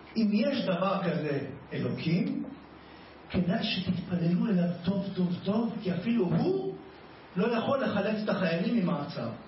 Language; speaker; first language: Hebrew; native; Hebrew